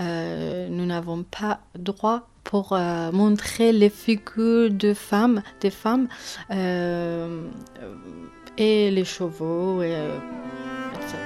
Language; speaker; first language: French; non-native, learner; Persian